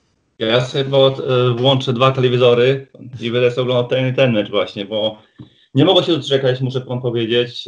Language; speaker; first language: Polish; early bilingual, heritage; Polish